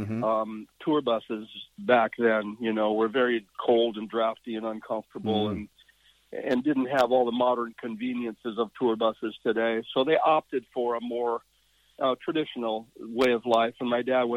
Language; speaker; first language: English; native; English